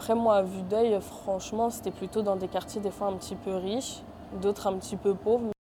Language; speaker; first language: French; native; French